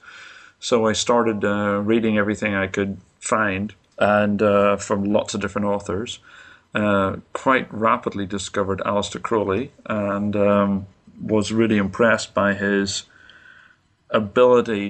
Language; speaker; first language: English; native; English